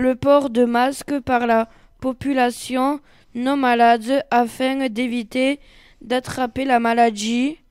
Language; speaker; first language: French; native; French